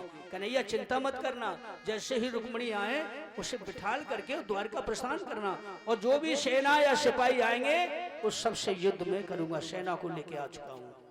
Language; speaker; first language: Hindi; native; Hindi